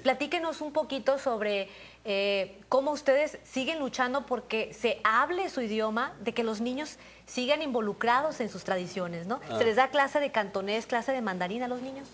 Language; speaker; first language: Spanish; native; Spanish